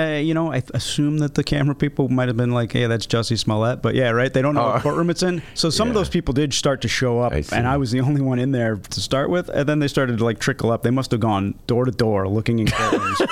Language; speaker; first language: English; native; English